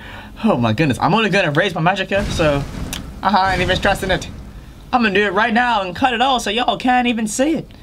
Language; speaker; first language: English; native; English